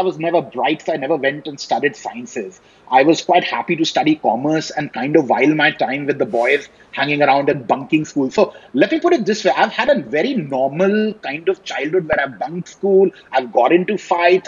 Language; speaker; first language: English; non-native, local second language; Hindi